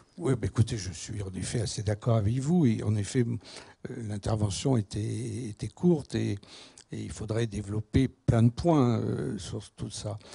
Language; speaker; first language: French; native; French